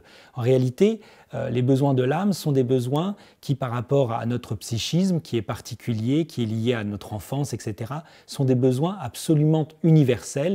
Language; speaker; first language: French; native; French